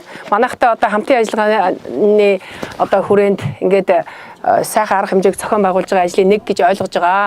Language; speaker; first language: Mongolian; native; Mongolian